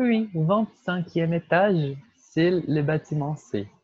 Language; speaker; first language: French; non-native, fluent; Portuguese